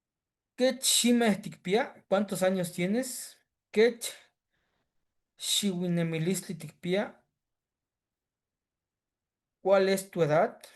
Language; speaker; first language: Spanish; native; Spanish